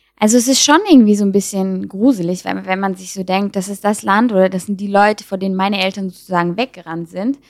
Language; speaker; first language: German; native; German